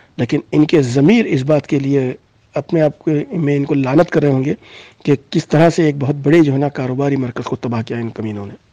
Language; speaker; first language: Urdu; native; Urdu